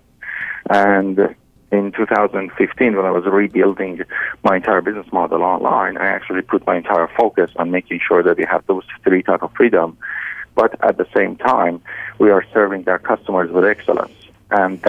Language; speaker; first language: English; non-native, fluent; Persian